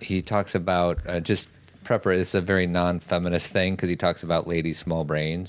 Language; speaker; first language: English; native; English